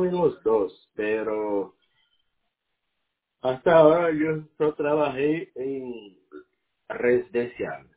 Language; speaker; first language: Spanish; non-native, learner; Portuguese